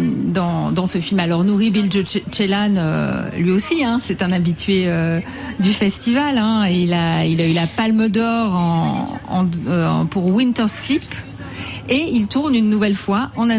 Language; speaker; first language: French; native; French